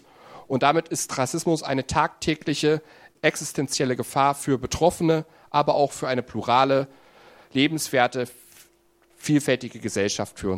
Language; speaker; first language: German; native; German